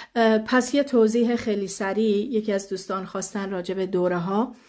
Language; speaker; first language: Persian; early bilingual, heritage; Persian